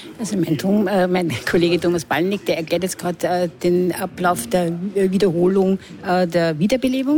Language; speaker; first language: German; native; German